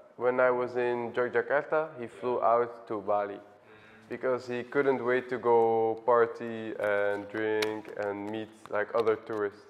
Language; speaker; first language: English; non-native, fluent; Dutch